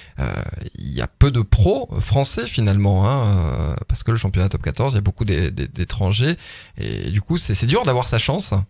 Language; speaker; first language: French; native; French